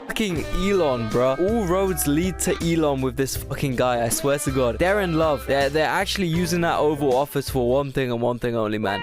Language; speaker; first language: English; native; English